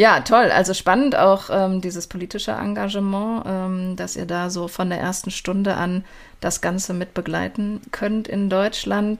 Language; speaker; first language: German; native; German